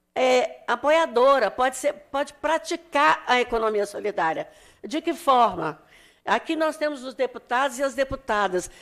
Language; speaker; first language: Portuguese; native; Portuguese